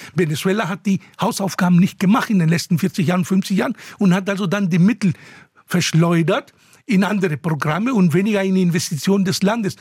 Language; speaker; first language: German; non-native, fluent; Spanish